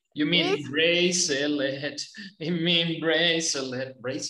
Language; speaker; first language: English; non-native, fluent; Spanish